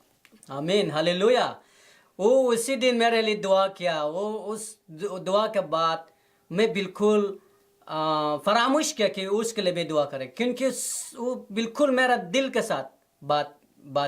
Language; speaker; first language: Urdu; non-native, learner; Persian